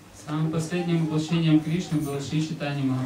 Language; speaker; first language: Russian; native; Russian